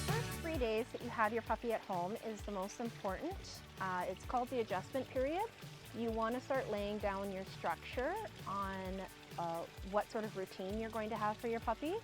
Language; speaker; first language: English; native; English